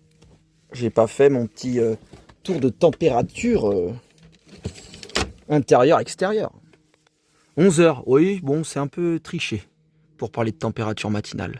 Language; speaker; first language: French; native; French